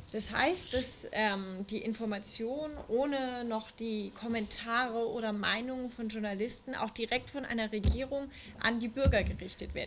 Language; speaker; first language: German; native; German